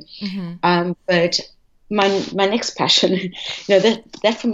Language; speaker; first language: English; native; English